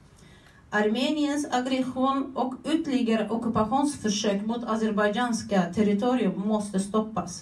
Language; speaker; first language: Swedish; non-native, fluent; Azerbaijani